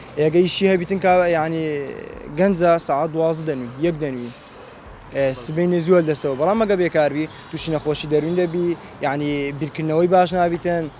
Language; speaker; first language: Central Kurdish; native; Central Kurdish